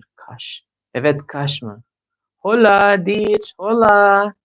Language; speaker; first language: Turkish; non-native, learner; Filipino